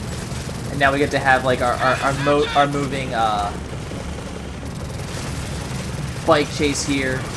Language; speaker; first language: English; native; English